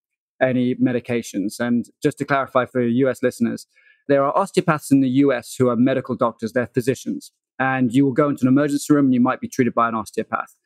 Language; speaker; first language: English; native; English